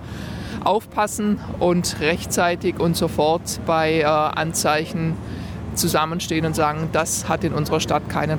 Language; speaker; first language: German; native; German